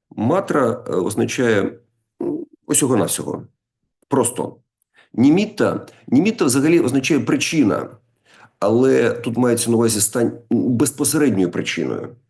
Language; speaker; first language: Ukrainian; non-native, local second language; Russian